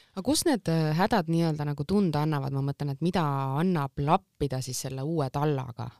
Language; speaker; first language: Estonian; native; Estonian